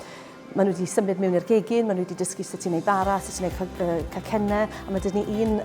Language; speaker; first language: Welsh; native; Welsh